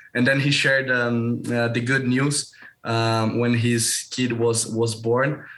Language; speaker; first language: English; non-native, fluent; Portuguese